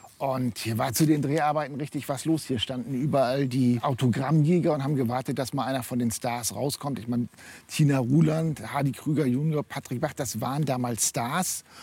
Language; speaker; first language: German; native; German